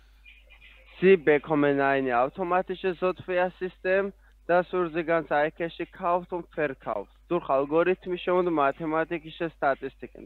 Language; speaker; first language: German; non-native, learner; Italian